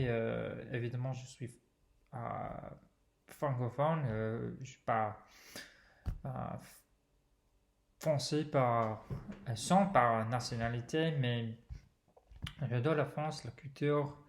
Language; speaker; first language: French; non-native, fluent; English